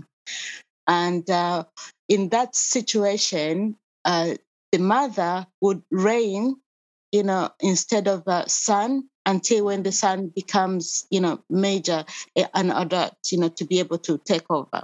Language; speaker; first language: English; non-native, local second language; Kinyarwanda